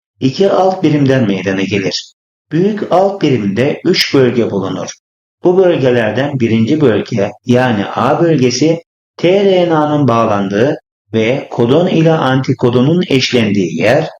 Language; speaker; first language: Turkish; native; Turkish